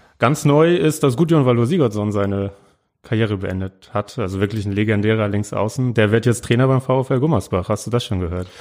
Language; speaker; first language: German; native; German